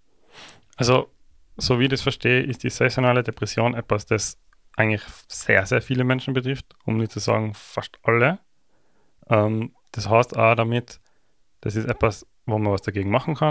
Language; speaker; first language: German; native; German